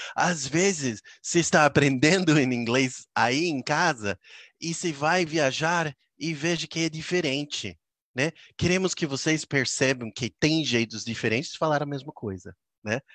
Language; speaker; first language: Portuguese; non-native, fluent; English